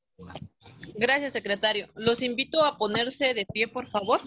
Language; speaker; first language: Spanish; native; Spanish